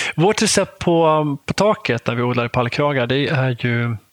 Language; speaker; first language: Swedish; native; Swedish